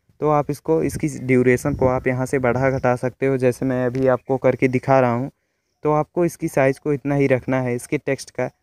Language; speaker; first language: Hindi; native; Hindi